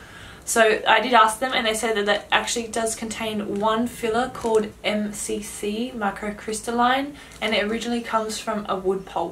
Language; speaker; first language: English; native; English